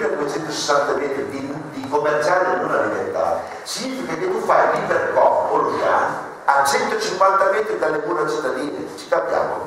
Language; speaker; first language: Italian; native; Italian